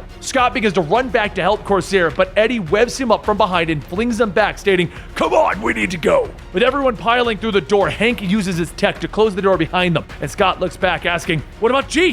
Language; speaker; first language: English; native; English